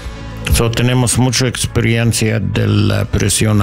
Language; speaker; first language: Spanish; non-native, learner; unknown